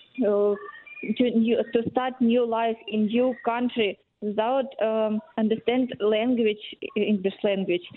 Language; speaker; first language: English; non-native, learner; Ukrainian